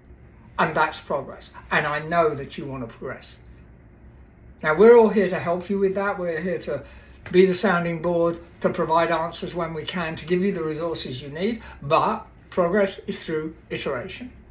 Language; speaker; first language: English; native; English